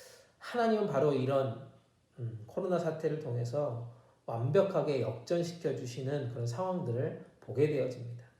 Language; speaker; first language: Korean; native; Korean